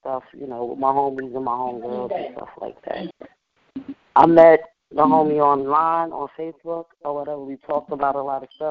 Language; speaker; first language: English; native; English